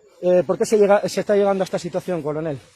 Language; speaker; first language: Spanish; native; Spanish